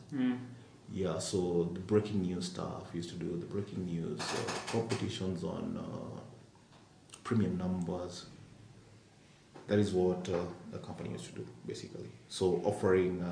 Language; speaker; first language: English; non-native, local second language; Luo (Kenya and Tanzania)